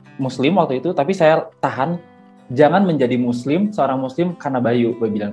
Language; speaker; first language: Indonesian; native; Indonesian